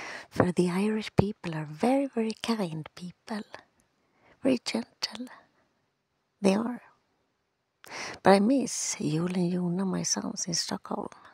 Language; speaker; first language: English; non-native, fluent; Swedish